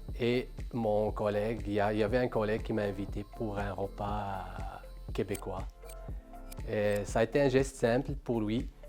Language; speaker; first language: French; non-native, local second language; Arabic